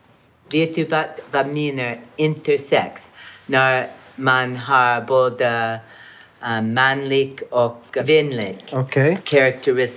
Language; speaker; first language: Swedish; non-native, learner; English